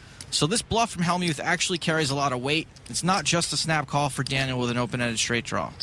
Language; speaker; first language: English; native; English